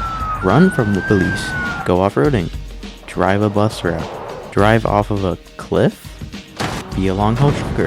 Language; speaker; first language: English; native; English